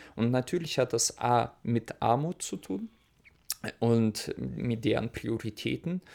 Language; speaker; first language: German; non-native, fluent; Russian